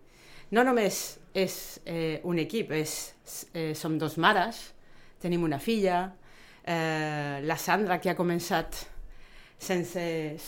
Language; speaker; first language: Catalan; non-native, fluent; Spanish